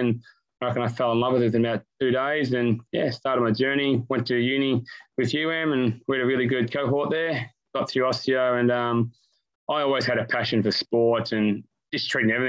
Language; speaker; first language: English; native; English